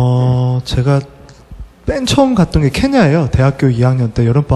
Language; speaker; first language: Korean; native; Korean